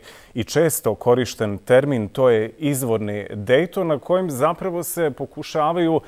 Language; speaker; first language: Serbian; native; Serbian